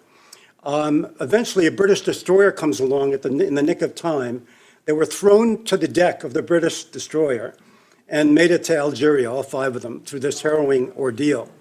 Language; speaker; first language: English; native; English